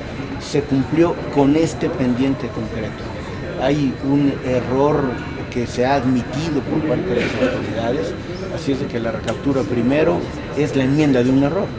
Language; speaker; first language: Spanish; native; Spanish